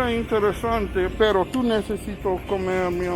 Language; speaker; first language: Spanish; non-native, learner; English